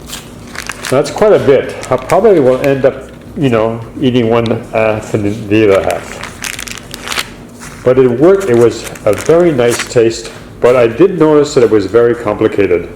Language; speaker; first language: English; native; English